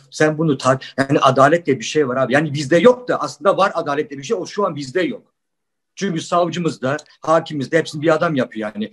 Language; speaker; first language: Turkish; early bilingual, heritage; Turkish